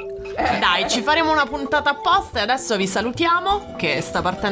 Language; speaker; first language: Italian; native; Italian